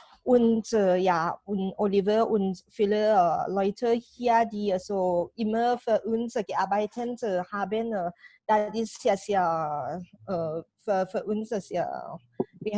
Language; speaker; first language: German; non-native, learner; Thai